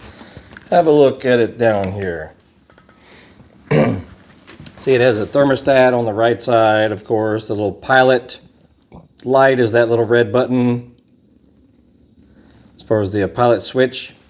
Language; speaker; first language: English; native; English